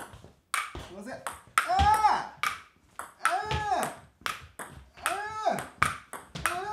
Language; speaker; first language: Japanese; native; Japanese